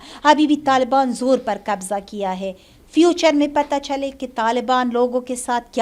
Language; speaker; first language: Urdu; non-native, fluent; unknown